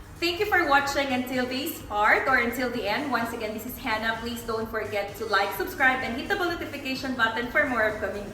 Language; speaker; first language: English; non-native, fluent; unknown